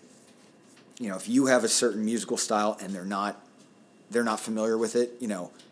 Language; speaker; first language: English; native; English